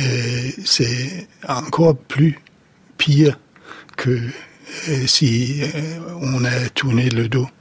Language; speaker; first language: French; non-native, fluent; Danish